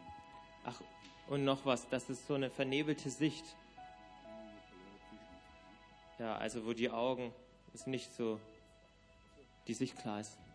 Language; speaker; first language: German; native; German